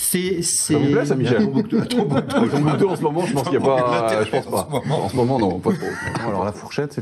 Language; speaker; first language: French; native; French